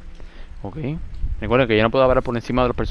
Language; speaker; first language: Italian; non-native, learner; Spanish